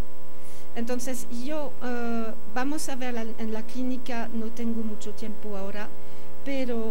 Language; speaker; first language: Spanish; non-native, fluent; French